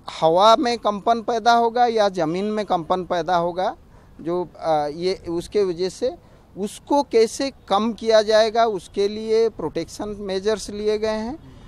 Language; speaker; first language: Hindi; non-native, local second language; Odia